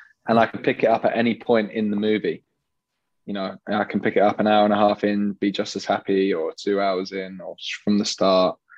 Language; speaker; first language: English; native; English